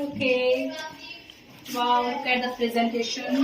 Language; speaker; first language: English; non-native, local second language; Hindi